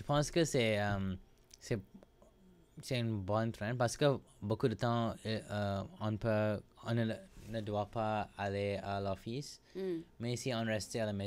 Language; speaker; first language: French; non-native, learner; English